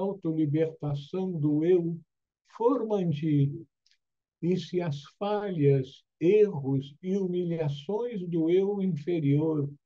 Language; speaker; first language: Portuguese; native; Portuguese